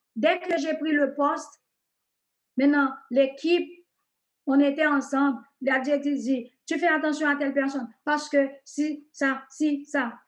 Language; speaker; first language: French; non-native, local second language; Haitian Creole